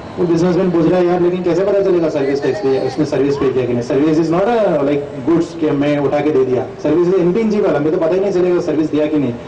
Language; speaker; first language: Hindi; non-native, local second language; Sindhi